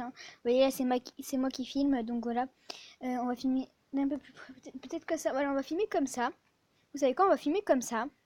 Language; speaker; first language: French; native; French